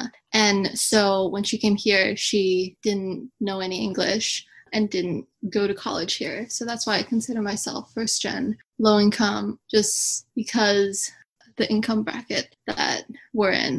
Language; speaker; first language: English; early bilingual, other home language; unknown